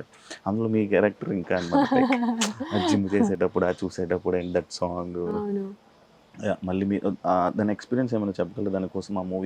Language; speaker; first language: Telugu; native; Telugu